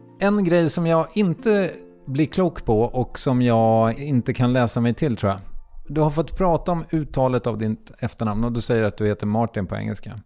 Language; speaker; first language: Swedish; native; Swedish